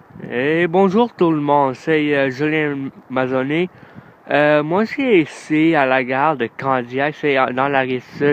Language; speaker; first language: French; non-native, learner; English